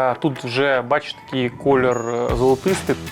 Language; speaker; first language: Ukrainian; native; Ukrainian